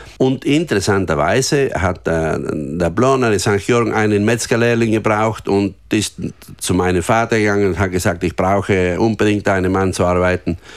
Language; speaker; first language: German; native; German